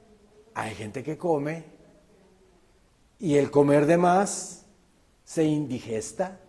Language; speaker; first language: Spanish; native; Spanish